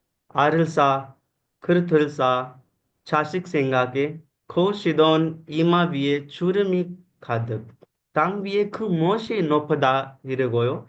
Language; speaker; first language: Korean; non-native, learner; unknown